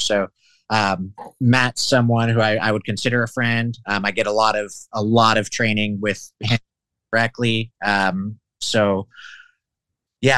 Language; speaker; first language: English; native; English